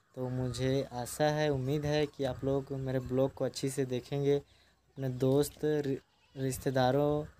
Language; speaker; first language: Hindi; native; Hindi